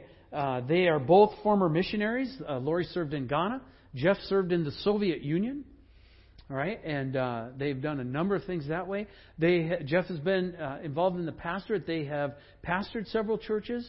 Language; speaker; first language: English; native; English